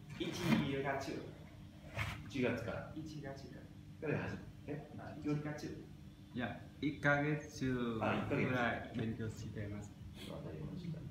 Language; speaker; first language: Japanese; non-native, learner; Vietnamese